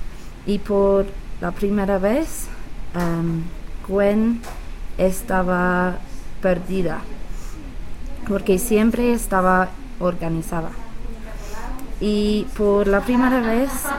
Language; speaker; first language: Spanish; non-native, learner; English